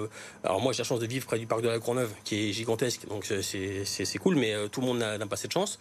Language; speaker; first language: French; native; French